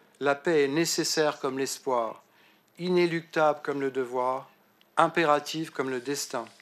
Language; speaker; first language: French; native; French